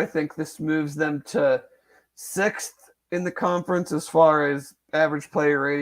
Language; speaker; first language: English; native; English